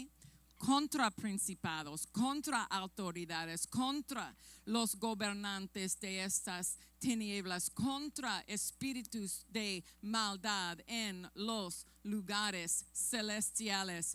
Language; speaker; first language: Spanish; non-native, fluent; English